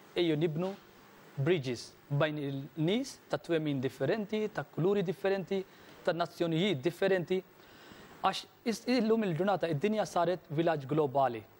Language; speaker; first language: Maltese; non-native, fluent; Urdu